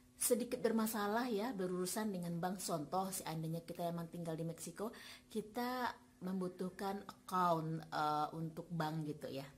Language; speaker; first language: Indonesian; native; Indonesian